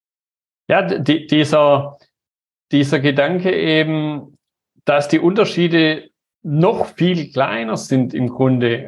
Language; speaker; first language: German; native; German